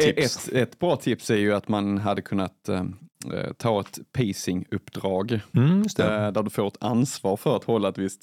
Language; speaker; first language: Swedish; native; Swedish